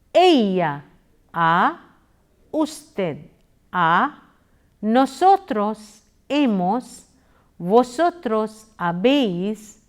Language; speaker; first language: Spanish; non-native, fluent; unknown